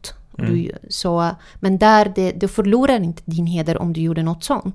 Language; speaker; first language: Swedish; non-native, fluent; Arabic